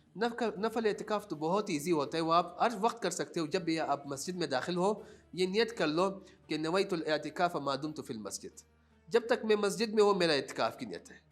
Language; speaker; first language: Urdu; non-native, local second language; Pashto